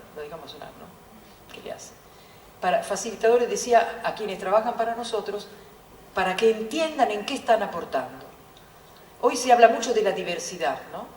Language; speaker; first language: Spanish; non-native, fluent; Italian